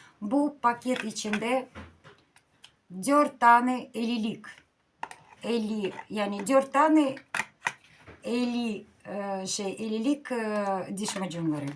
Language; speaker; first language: Turkish; non-native, learner; Russian